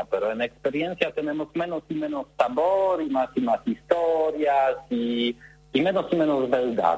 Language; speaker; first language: Spanish; non-native, learner; Polish